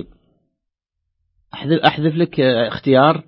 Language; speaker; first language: Arabic; native; Arabic